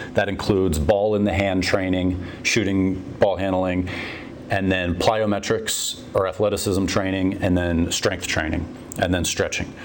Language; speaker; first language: English; native; English